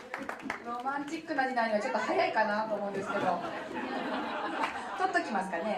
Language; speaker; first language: Japanese; non-native, fluent; Bangla